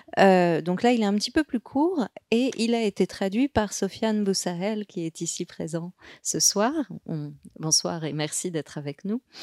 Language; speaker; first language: French; native; French